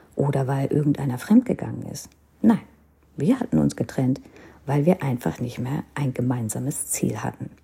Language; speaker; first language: German; non-native, fluent; Hindi